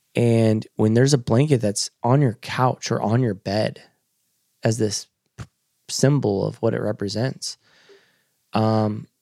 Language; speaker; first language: English; native; English